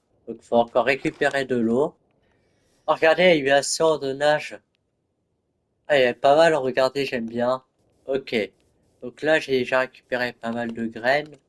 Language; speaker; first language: French; native; French